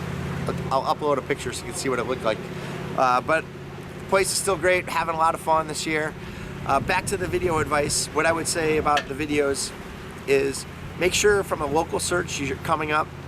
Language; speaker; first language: English; native; English